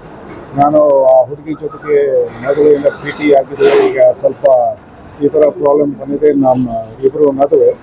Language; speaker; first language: Kannada; non-native, local second language; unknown